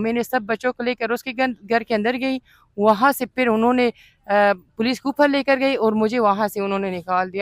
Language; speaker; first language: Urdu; non-native, fluent; Persian